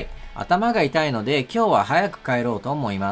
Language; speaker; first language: Japanese; non-native, fluent; Portuguese